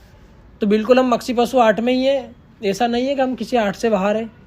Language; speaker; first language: Hindi; native; Hindi